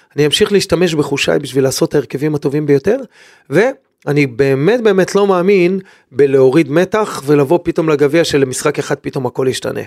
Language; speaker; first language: Hebrew; native; Hebrew